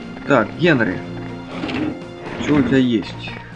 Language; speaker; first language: Russian; native; Russian